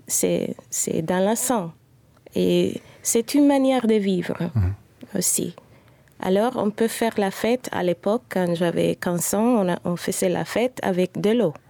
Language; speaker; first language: French; non-native, fluent; Spanish